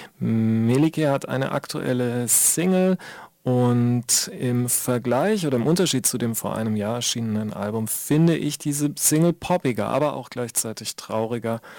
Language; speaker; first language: German; native; German